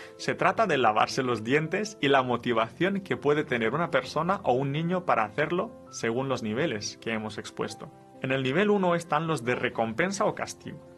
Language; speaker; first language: Spanish; non-native, fluent; Romanian